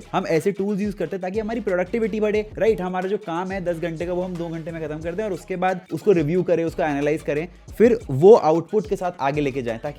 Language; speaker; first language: Hindi; native; Hindi